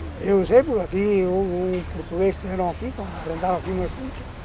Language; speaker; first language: Portuguese; non-native, local second language; Spanish